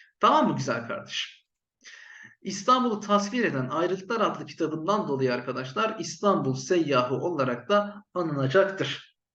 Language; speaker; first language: Turkish; native; Turkish